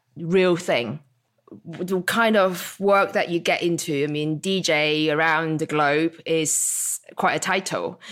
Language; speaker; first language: English; non-native, local second language; Cantonese